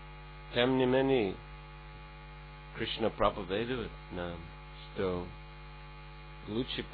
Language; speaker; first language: Russian; non-native, fluent; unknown